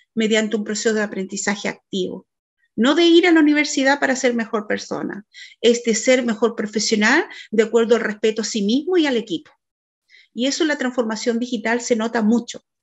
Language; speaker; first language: Spanish; native; Spanish